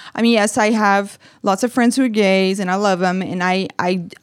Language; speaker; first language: English; non-native, fluent; Portuguese